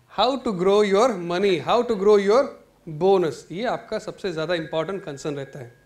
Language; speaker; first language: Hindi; non-native, local second language; Malayalam